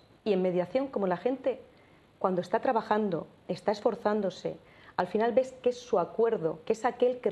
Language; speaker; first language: Spanish; native; Spanish